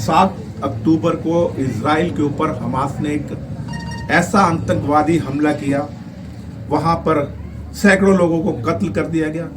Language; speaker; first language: Hindi; native; Hindi